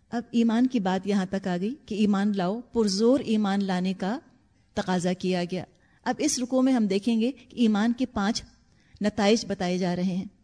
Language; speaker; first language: Urdu; native; Urdu